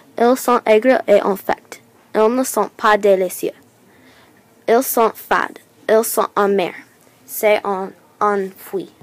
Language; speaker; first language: French; non-native, learner; English